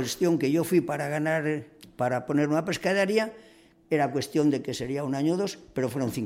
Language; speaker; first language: Spanish; native; Spanish